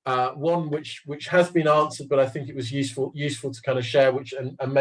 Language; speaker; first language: English; native; English